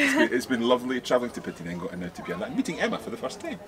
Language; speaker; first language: English; native; English